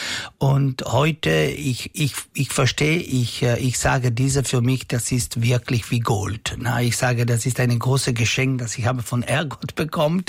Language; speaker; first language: German; non-native, learner; Italian